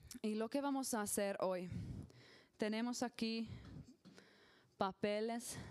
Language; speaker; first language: Spanish; non-native, learner; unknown